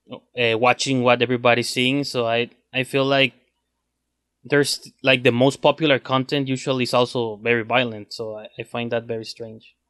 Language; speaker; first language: English; non-native, fluent; Spanish